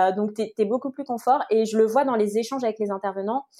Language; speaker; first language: French; native; French